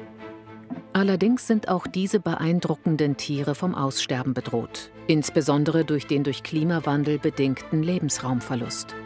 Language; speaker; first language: German; native; German